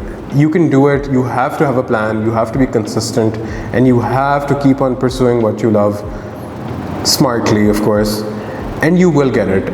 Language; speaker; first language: English; non-native, local second language; Urdu